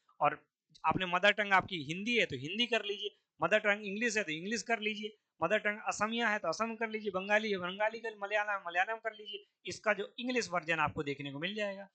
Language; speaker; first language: Hindi; native; Hindi